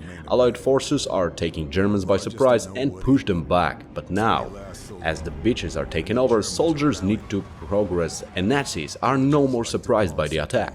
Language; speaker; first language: English; non-native, fluent; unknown